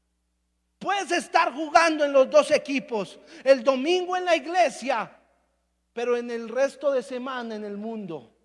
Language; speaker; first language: Spanish; native; Spanish